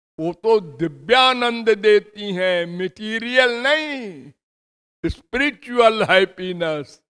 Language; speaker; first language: Hindi; native; Hindi